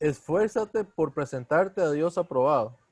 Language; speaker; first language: Spanish; native; Spanish